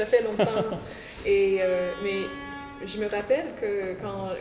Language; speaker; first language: French; non-native, local second language; English